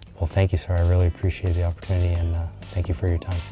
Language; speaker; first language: English; native; English